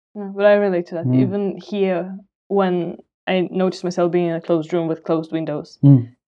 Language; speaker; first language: English; non-native, fluent; Russian